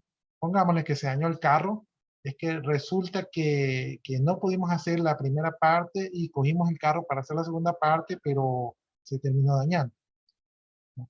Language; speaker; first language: Spanish; native; Spanish